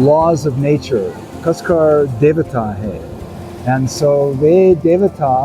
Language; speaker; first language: Hindi; non-native, learner; English